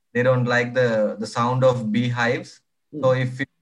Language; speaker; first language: English; non-native, local second language; Sinhala